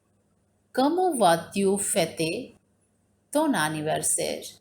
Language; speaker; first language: French; non-native, fluent; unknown